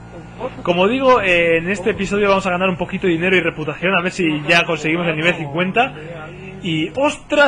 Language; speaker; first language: Spanish; native; Spanish